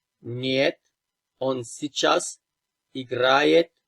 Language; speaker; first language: Russian; non-native, fluent; Turkish